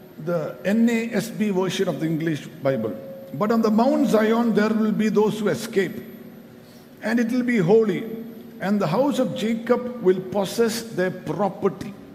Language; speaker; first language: English; non-native, local second language; Malayalam